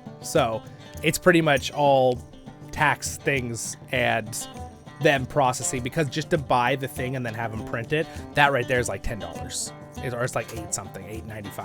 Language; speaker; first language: English; native; English